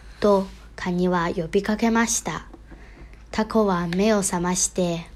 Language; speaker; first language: Japanese; non-native, learner; Chinese